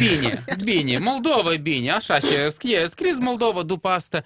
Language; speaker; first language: Romanian; non-native, local second language; Russian